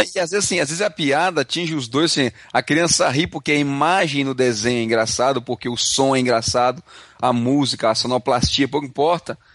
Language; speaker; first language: Portuguese; native; Portuguese